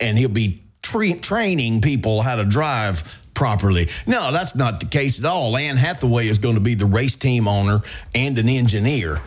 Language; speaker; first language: English; native; English